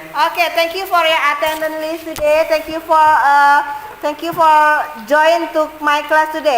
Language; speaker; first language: English; non-native, learner; Indonesian